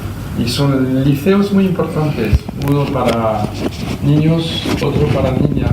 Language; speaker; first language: Spanish; non-native, fluent; French